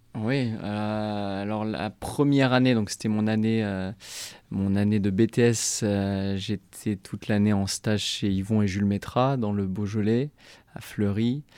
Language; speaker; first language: French; native; French